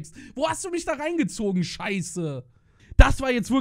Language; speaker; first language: German; native; German